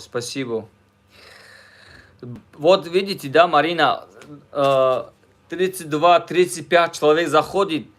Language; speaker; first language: Russian; non-native, learner; Tajik